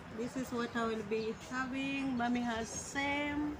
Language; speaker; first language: English; non-native, learner; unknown